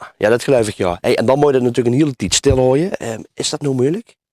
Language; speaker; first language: Dutch; native; Dutch